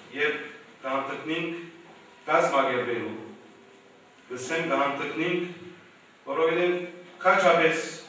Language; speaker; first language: Armenian; early bilingual, heritage; Armenian